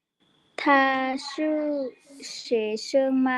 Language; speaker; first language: Chinese; non-native, learner; Lao